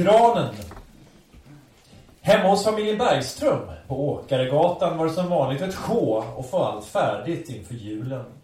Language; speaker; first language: Swedish; native; Swedish